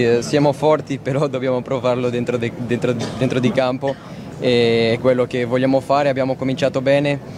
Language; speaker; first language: Italian; non-native, fluent; Portuguese